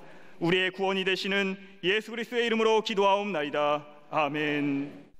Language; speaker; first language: Korean; native; Korean